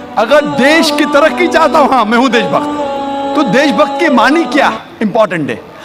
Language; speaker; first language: Hindi; non-native, local second language; Konkani